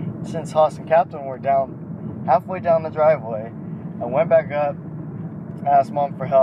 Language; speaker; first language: English; native; English